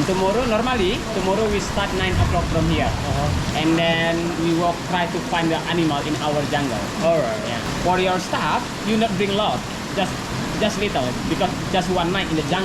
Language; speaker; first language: English; non-native, learner; Indonesian